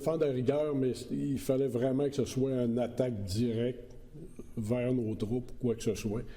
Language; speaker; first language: French; native; French